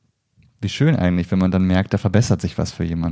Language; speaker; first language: German; native; German